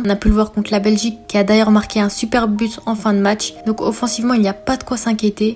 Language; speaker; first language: French; native; French